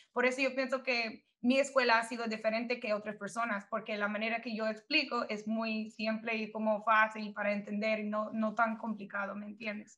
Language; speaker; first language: Spanish; non-native, fluent; English